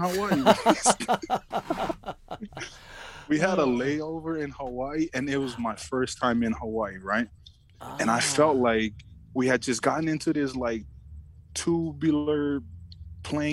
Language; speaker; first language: English; early bilingual, other home language; Samoan